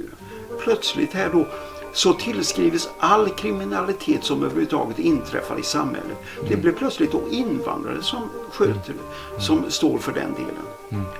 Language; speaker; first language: Swedish; native; Swedish